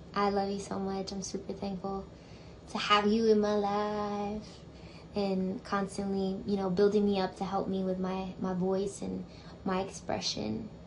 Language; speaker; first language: English; native; English